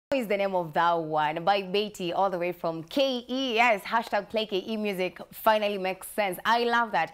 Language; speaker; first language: English; non-native, local second language; Swahili